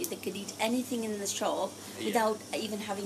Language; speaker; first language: English; non-native, local second language; Gujarati